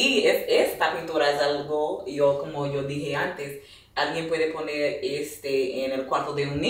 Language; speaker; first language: Spanish; non-native, fluent; English